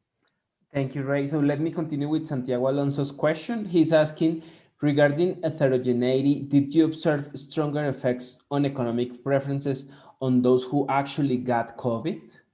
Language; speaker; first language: English; non-native, fluent; Spanish